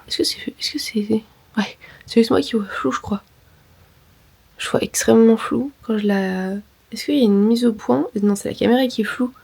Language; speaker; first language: French; native; French